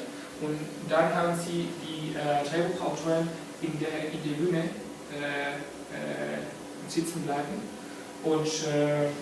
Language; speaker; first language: German; non-native, fluent; Spanish